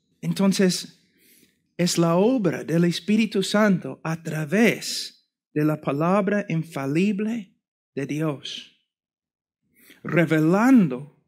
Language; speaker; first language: Spanish; non-native, fluent; English